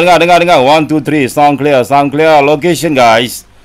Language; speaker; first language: English; non-native, local second language; Malay